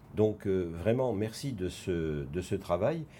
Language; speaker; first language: French; native; French